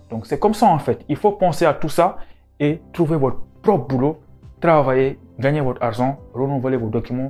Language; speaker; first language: French; non-native, local second language; Wolof